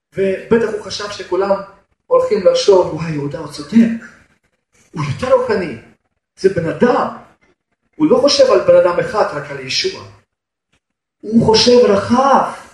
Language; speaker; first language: Hebrew; non-native, fluent; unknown